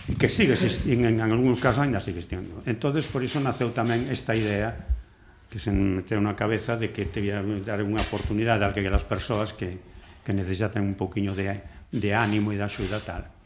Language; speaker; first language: Galician; non-native, local second language; Spanish